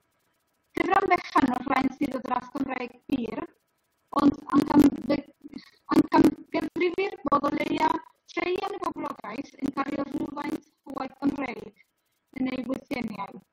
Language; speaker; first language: Welsh; non-native, learner; Spanish